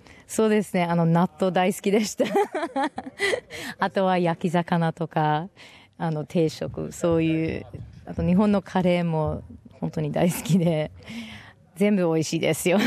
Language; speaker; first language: Japanese; non-native, fluent; English